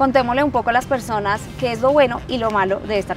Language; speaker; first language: Spanish; native; Spanish